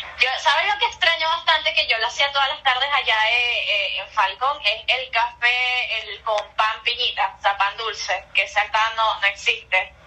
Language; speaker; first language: Spanish; native; Spanish